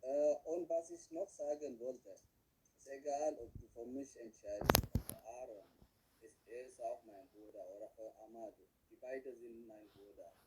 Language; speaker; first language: German; non-native, learner; Tigrinya